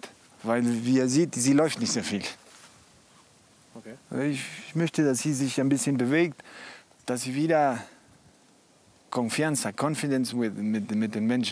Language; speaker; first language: German; non-native, fluent; Spanish